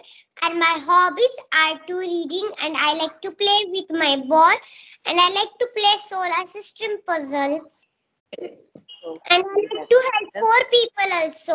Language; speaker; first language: English; non-native, local second language; Marathi